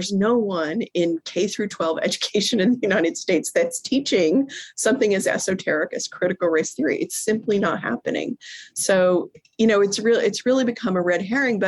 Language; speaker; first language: English; native; English